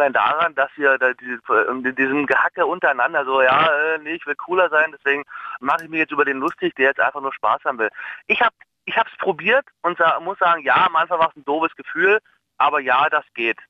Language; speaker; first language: German; native; German